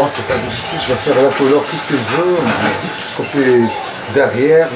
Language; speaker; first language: French; non-native, learner; Arabic